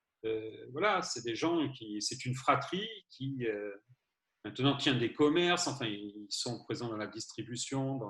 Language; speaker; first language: French; native; French